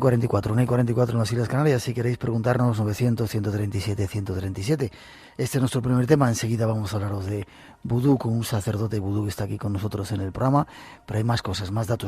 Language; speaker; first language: Spanish; native; Spanish